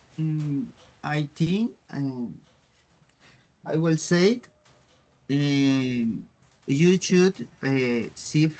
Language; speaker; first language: English; non-native, learner; Spanish